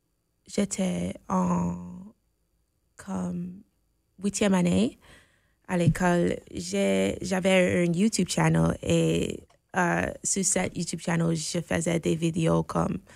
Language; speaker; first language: French; non-native, fluent; English